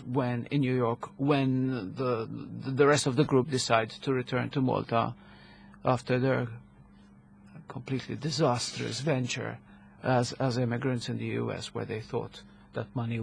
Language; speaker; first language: English; non-native, local second language; Maltese